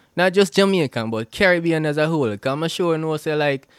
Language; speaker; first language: English; non-native, local second language; Jamaican Creole English